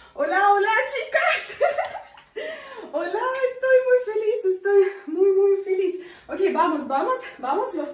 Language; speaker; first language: Spanish; non-native, learner; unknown